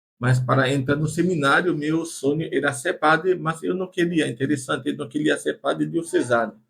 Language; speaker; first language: Portuguese; non-native, fluent; Haitian Creole